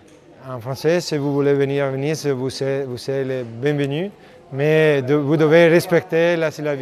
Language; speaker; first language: French; non-native, learner; Italian